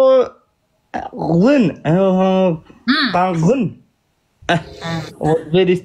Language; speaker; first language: English; non-native, learner; Oromo